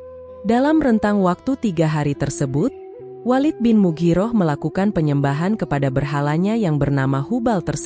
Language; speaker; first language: Indonesian; native; Indonesian